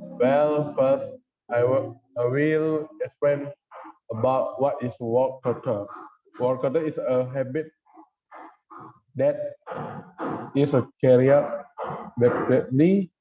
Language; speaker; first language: English; non-native, learner; Indonesian